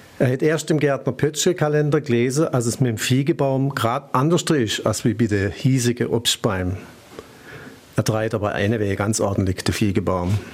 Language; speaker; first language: German; native; German